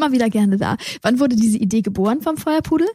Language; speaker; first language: German; native; German